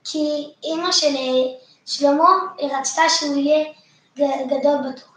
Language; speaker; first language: Hebrew; early bilingual, other home language; French